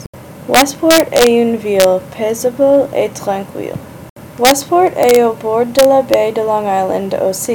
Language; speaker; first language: French; non-native, learner; English